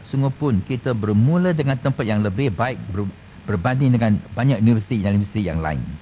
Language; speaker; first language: Malay; non-native, local second language; Chinese